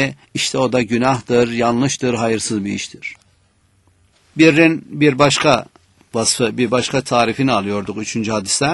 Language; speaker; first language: Turkish; native; Turkish